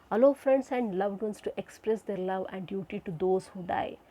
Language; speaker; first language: English; non-native, local second language; Kannada